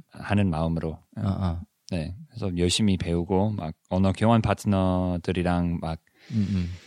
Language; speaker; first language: Korean; non-native, fluent; English